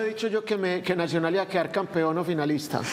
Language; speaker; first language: Spanish; native; Spanish